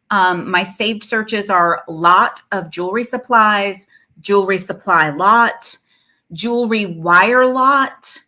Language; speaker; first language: English; native; English